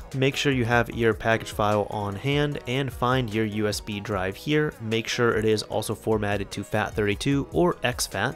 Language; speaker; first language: English; native; English